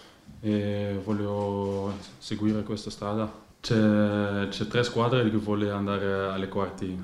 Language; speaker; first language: Italian; non-native, learner; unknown